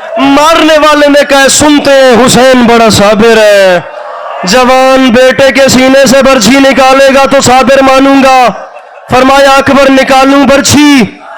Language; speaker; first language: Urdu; non-native, local second language; Punjabi